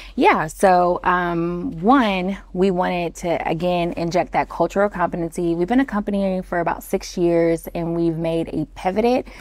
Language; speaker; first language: English; native; English